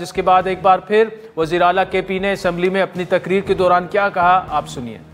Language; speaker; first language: Urdu; native; Urdu